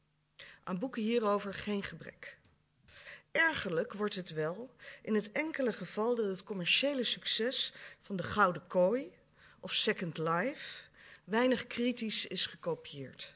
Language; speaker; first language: Dutch; native; Dutch